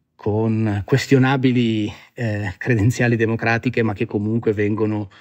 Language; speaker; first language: Italian; native; Italian